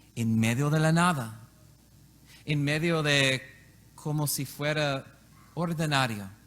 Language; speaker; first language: Spanish; non-native, learner; English